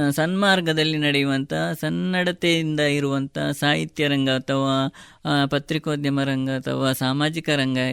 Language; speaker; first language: Kannada; non-native, local second language; Tulu